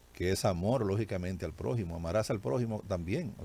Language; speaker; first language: Spanish; native; Spanish